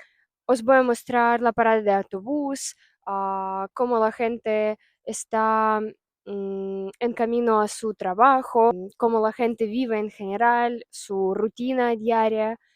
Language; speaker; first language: Spanish; non-native, fluent; Russian